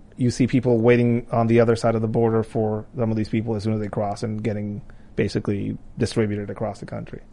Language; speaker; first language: English; non-native, fluent; Spanish